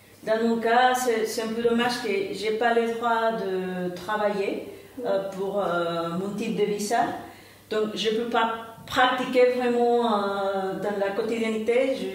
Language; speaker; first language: French; non-native, fluent; Spanish